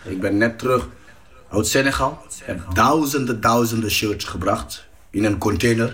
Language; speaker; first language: Dutch; non-native, fluent; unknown